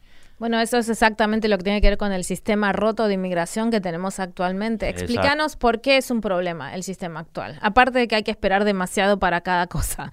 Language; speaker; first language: Spanish; native; Spanish